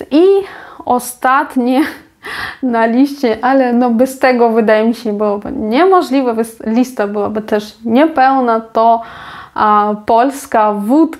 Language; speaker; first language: Polish; non-native, fluent; Ukrainian